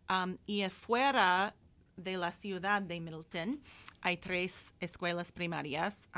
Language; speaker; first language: Spanish; non-native, fluent; English